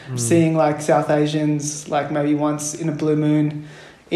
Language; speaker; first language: English; native; English